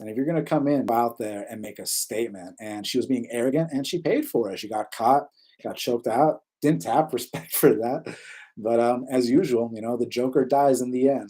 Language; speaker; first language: English; native; English